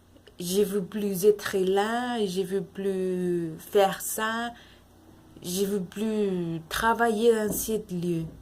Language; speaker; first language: French; non-native, learner; Spanish